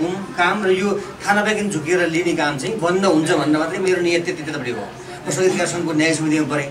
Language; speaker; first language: Nepali; native; Nepali